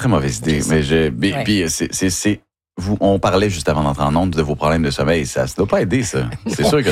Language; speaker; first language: French; native; French